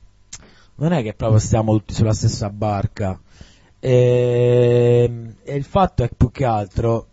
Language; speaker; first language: Italian; native; Italian